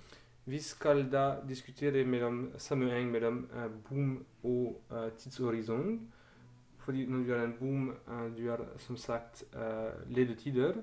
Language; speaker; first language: Norwegian; non-native, learner; Dutch